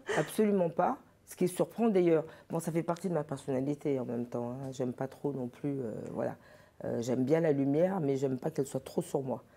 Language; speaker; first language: French; early bilingual, other home language; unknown